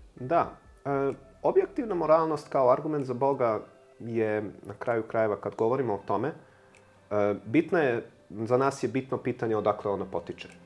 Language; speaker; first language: Serbian; non-native, local second language; Hungarian